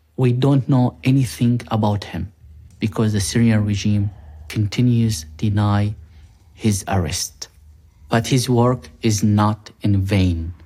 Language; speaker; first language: English; non-native, fluent; Arabic